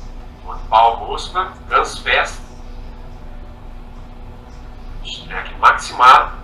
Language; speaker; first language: German; non-native, fluent; Portuguese